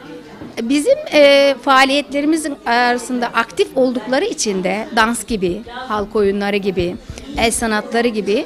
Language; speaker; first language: Turkish; native; Turkish